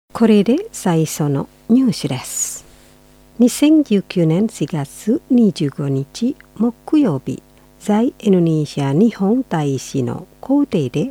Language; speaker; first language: Japanese; non-native, fluent; Indonesian